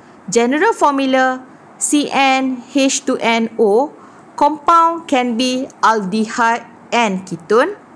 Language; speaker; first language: English; non-native, local second language; Malay